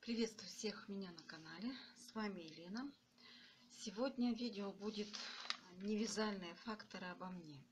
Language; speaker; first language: Russian; native; Russian